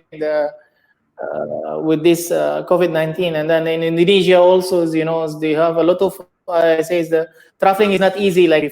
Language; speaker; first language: English; non-native, learner; Indonesian